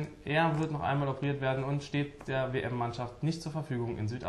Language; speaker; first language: German; native; German